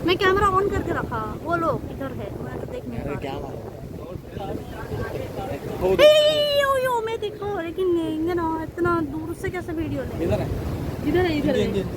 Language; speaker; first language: Hindi; non-native, learner; Bangla